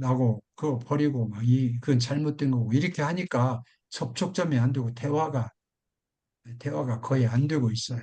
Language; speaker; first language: Korean; native; Korean